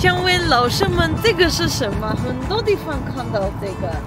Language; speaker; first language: Chinese; non-native, learner; Armenian